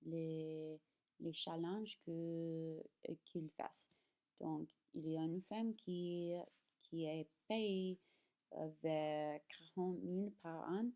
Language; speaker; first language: French; non-native, learner; English